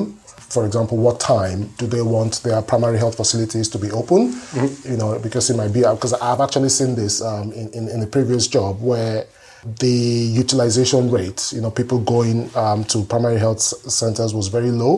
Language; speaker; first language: English; non-native, local second language; Yoruba